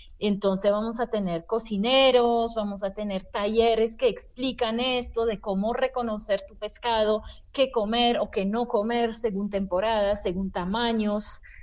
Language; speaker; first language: Spanish; non-native, fluent; French